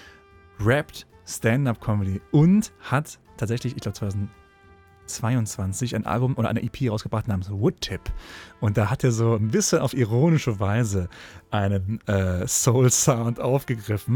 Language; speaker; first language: German; native; German